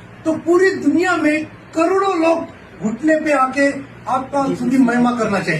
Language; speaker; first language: Hindi; non-native, local second language; Marathi